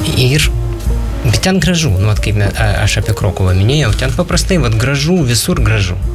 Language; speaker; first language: Lithuanian; non-native, fluent; Ukrainian